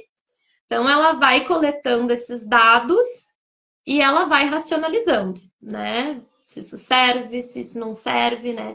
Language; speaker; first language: Portuguese; native; Portuguese